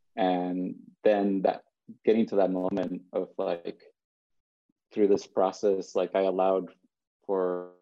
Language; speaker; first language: English; early bilingual, other home language; Spanish